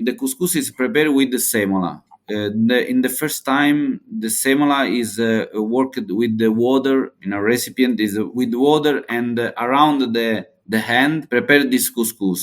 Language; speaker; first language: English; non-native, learner; Italian